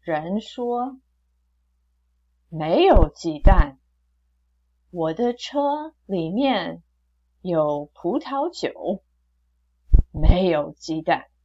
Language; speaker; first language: Chinese; non-native, fluent; English